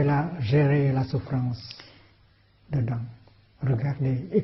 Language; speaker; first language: French; non-native, fluent; Vietnamese